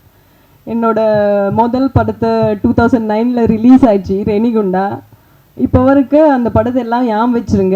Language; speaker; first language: Tamil; non-native, learner; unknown